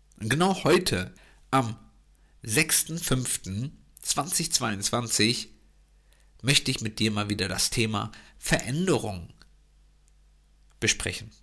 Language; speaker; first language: German; native; German